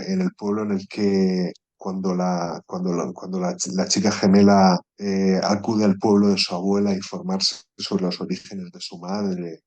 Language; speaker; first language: Spanish; native; Spanish